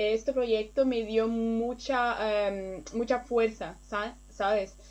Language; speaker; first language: Spanish; non-native, learner; Portuguese